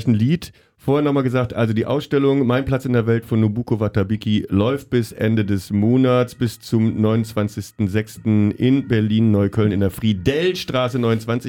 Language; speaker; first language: German; native; German